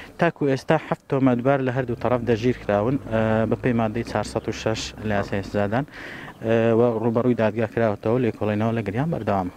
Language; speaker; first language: Central Kurdish; native; Central Kurdish